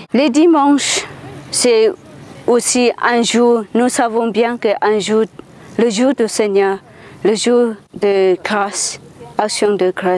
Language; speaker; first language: French; non-native, fluent; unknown